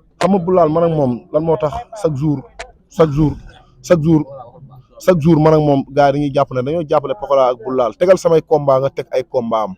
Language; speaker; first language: Wolof; non-native, local second language; Fula